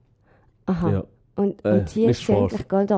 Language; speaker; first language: German; native; German